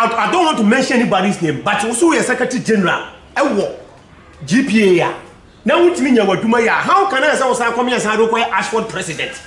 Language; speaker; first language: English; non-native, local second language; Akan